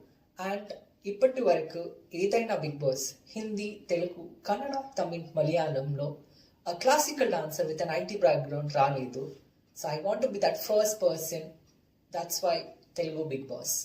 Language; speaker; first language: Telugu; non-native, local second language; Kannada